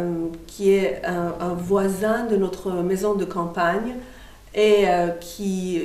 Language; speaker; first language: French; non-native, fluent; Persian